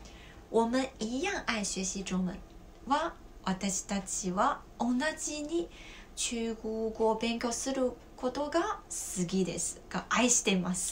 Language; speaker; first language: Japanese; non-native, fluent; Chinese